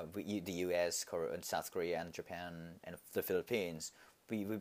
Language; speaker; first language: English; non-native, fluent; Japanese